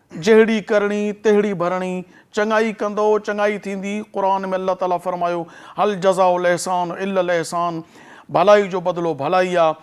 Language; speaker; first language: Sindhi; native; Sindhi